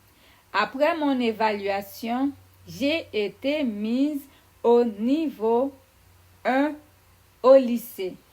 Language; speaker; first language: French; non-native, fluent; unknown